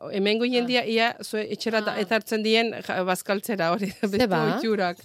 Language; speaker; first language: Basque; non-native, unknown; Azerbaijani